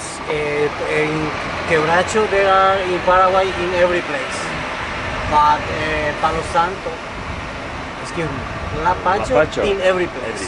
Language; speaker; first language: English; non-native, learner; Spanish